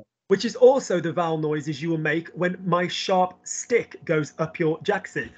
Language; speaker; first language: English; native; English